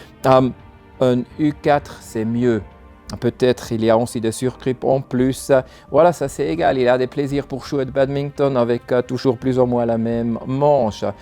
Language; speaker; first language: French; non-native, learner; German